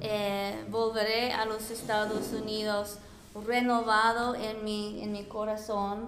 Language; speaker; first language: Spanish; non-native, fluent; English